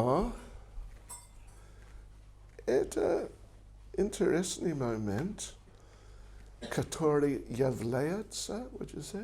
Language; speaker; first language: Russian; non-native, learner; English